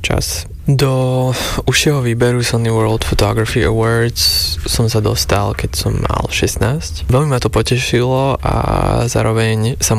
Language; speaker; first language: Slovak; native; Slovak